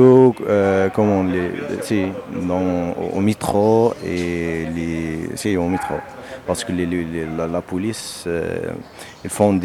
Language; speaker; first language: French; non-native, local second language; Berber languages